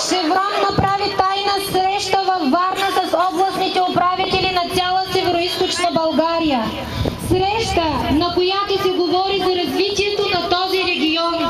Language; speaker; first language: Bulgarian; native; Bulgarian